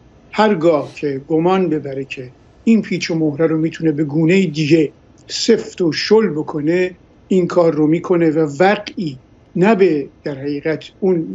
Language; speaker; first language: Persian; native; Persian